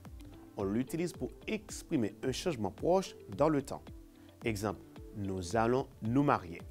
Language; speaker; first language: French; non-native, fluent; Spanish